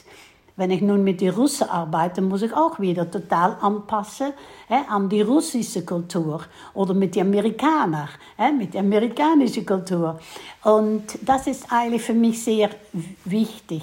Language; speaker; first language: German; non-native, fluent; Dutch